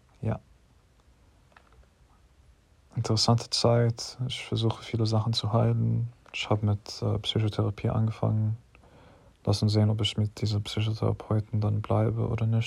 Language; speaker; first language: German; non-native, fluent; English